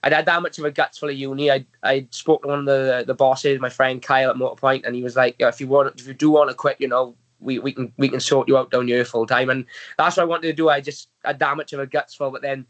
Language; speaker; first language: English; native; English